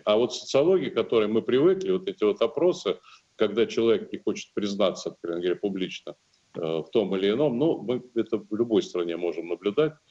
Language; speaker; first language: Russian; native; Russian